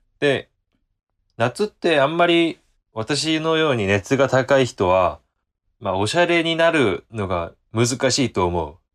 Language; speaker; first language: Japanese; non-native, fluent; Korean